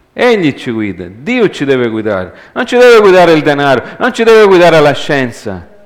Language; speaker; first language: Italian; early bilingual, heritage; Italian